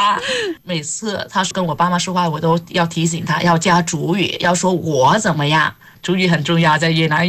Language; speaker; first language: Chinese; non-native, fluent; Vietnamese